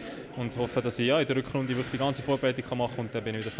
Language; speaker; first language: German; native; German